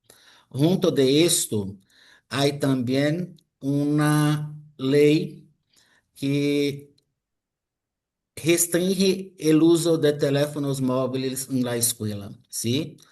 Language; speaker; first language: Spanish; non-native, fluent; Portuguese